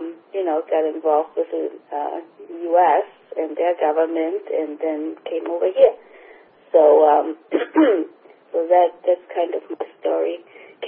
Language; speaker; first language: English; non-native, fluent; German